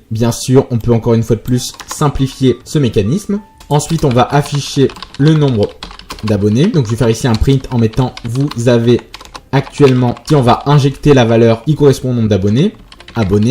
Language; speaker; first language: French; native; French